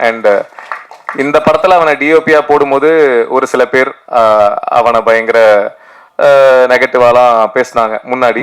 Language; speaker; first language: Tamil; native; Tamil